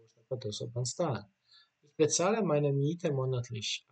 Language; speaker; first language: German; non-native, fluent; Bosnian